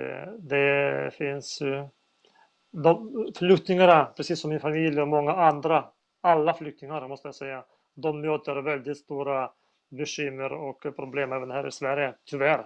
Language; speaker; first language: Swedish; non-native, fluent; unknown